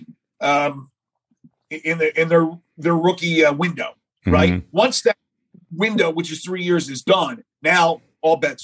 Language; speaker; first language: English; native; English